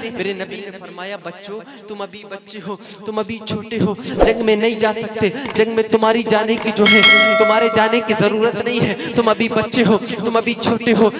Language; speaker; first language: Hindi; native; Hindi